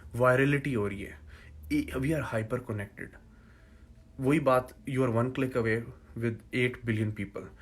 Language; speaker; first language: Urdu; native; Urdu